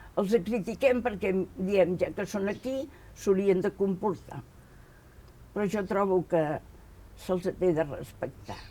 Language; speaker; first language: Catalan; native; Catalan